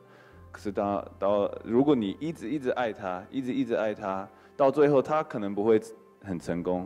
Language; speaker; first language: Chinese; early bilingual, heritage; English